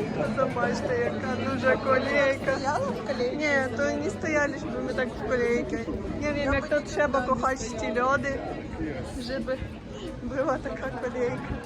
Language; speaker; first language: Polish; non-native, learner; Russian